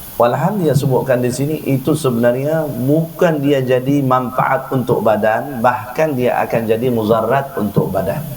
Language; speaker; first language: Malay; non-native, fluent; Arabic